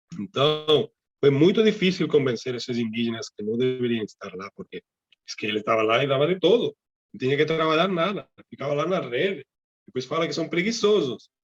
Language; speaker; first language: Portuguese; non-native, fluent; Catalan